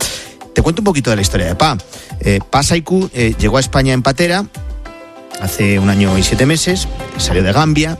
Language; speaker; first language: Spanish; native; Spanish